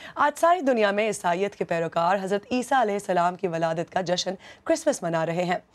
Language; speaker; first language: Urdu; native; Urdu